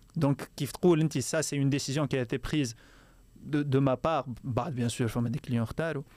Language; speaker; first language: French; non-native, local second language; Arabic